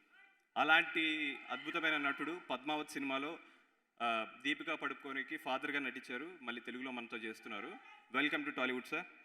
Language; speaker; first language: Telugu; native; Telugu